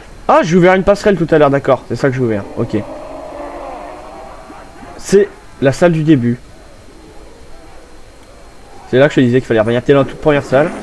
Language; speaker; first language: French; native; French